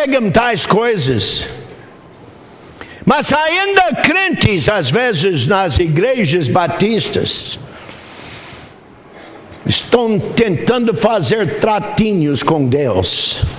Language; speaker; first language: Portuguese; non-native, fluent; English